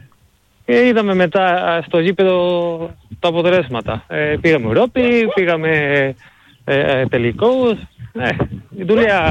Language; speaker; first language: Greek; non-native, learner; Spanish